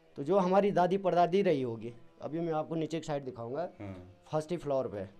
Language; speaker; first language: Hindi; non-native, local second language; Garhwali